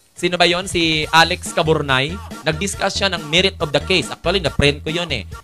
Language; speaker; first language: Filipino; non-native, local second language; Cebuano